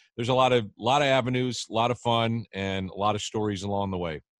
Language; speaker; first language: English; native; English